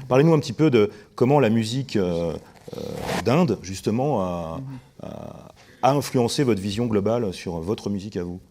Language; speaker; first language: French; native; French